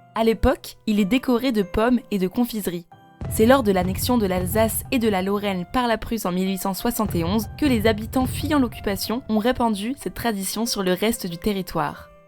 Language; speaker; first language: French; native; French